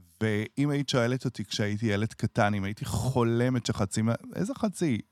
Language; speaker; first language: Hebrew; native; Hebrew